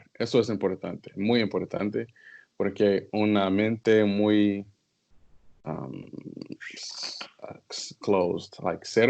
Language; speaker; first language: Spanish; non-native, learner; English